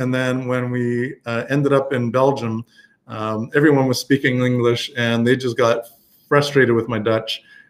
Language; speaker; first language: English; native; English